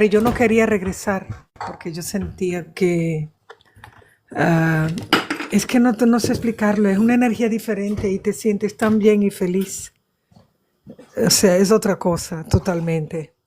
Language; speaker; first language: Spanish; early bilingual, other home language; Portuguese